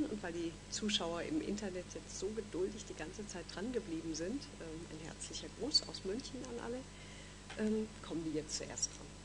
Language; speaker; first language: German; native; German